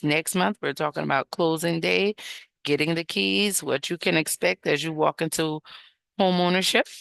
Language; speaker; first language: English; native; English